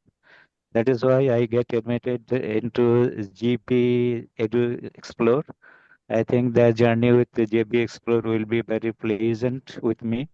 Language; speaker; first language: English; non-native, local second language; Bangla